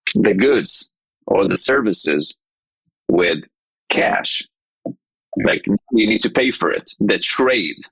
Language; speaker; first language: English; non-native, fluent; Hebrew